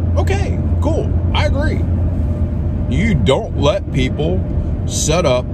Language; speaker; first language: English; native; English